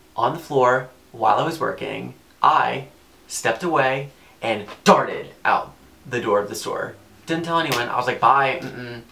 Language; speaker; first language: English; native; English